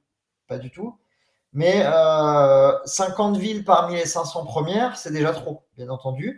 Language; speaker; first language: French; native; French